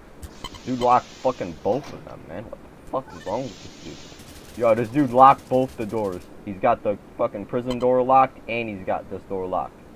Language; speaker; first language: English; native; English